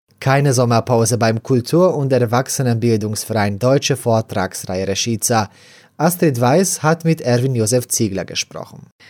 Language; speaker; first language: German; native; German